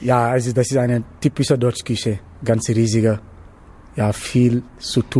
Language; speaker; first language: German; non-native, learner; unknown